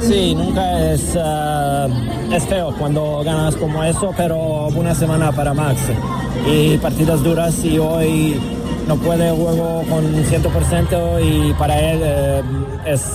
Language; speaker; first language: Spanish; non-native, learner; English